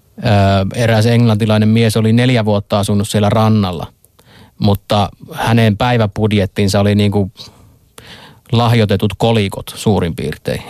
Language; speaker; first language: Finnish; native; Finnish